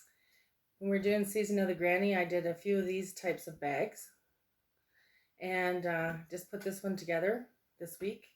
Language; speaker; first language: English; native; English